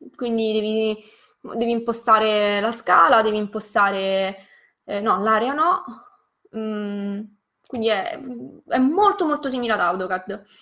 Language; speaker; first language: Italian; native; Italian